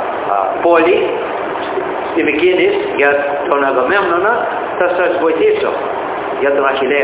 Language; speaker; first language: Greek; early bilingual, heritage; Greek